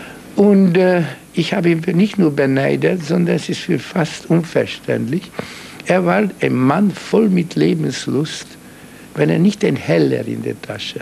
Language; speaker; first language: German; non-native, fluent; Hungarian